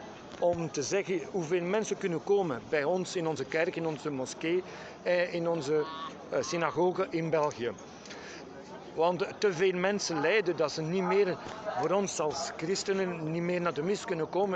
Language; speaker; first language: Dutch; non-native, local second language; French